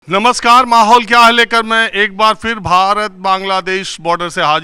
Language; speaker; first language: Hindi; native; Hindi